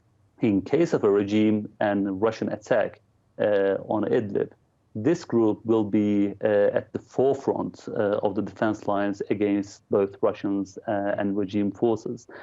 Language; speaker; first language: English; non-native, fluent; Turkish